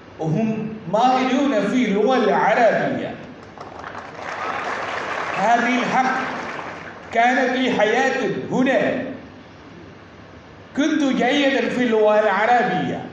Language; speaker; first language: Arabic; non-native, learner; Bangla